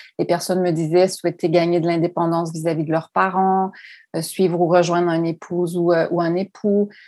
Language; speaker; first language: French; native; French